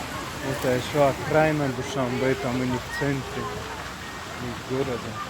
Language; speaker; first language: Russian; non-native, local second language; Tajik